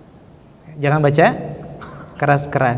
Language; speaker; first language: Indonesian; native; Indonesian